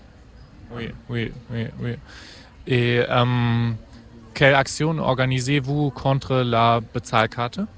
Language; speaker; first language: French; non-native, fluent; German